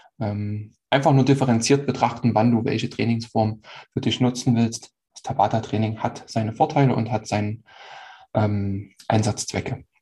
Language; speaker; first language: German; native; German